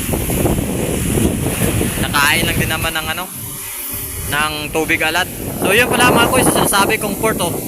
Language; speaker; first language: Filipino; non-native, local second language; Aklanon